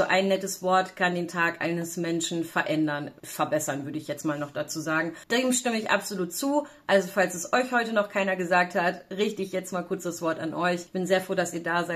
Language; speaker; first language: German; native; German